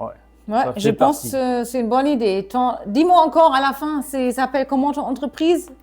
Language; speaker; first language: French; non-native, fluent; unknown